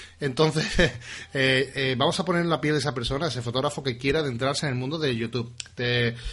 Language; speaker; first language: Spanish; native; Spanish